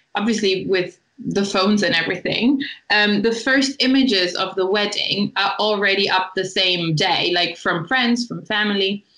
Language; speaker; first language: English; non-native, fluent; German